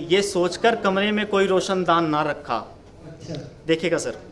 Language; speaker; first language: Hindi; native; Hindi